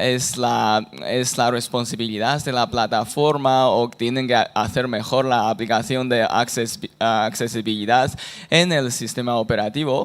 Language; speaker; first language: Spanish; non-native, fluent; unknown